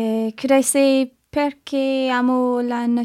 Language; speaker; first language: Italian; non-native, learner; English